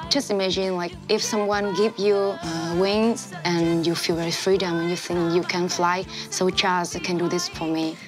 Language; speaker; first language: English; non-native, learner; Vietnamese